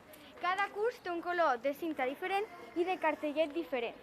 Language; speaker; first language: Catalan; non-native, learner; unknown